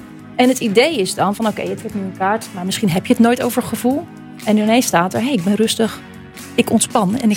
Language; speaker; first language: Dutch; native; Dutch